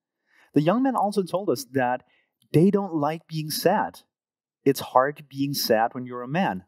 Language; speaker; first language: English; non-native, fluent; Danish